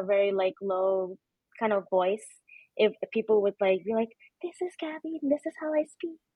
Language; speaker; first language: English; native; English